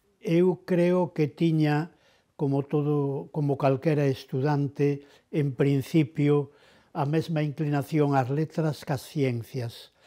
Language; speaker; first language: Galician; non-native, local second language; Spanish